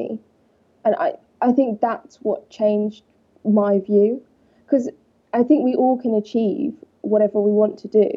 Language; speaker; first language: English; native; English